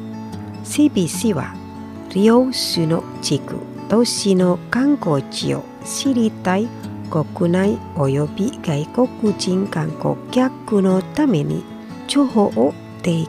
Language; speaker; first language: Japanese; non-native, fluent; Indonesian